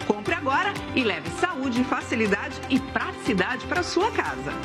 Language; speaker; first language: Portuguese; native; Portuguese